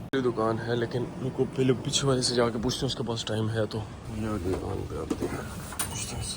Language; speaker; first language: Urdu; native; Urdu